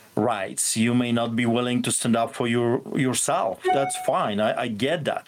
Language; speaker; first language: English; non-native, fluent; Polish